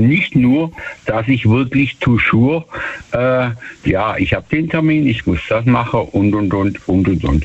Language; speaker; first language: German; native; German